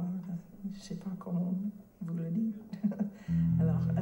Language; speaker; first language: French; non-native, learner; English